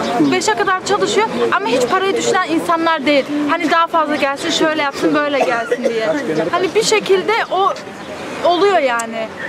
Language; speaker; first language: Turkish; early bilingual, heritage; Turkish